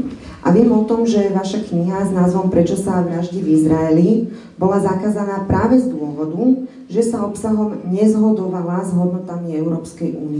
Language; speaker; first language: Slovak; native; Slovak